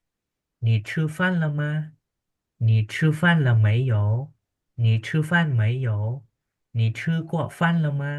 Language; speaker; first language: Chinese; non-native, fluent; Khmer